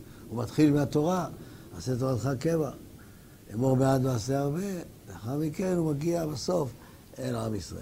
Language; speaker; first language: Hebrew; native; Hebrew